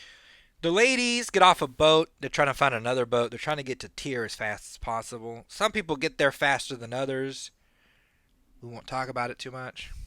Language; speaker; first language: English; native; English